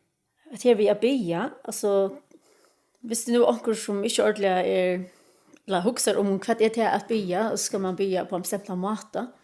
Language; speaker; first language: Danish; non-native, local second language; Faroese